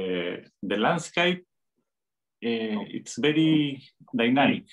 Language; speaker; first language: English; non-native, fluent; Spanish